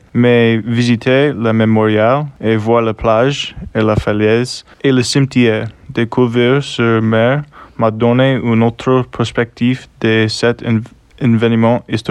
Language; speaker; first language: French; non-native, fluent; English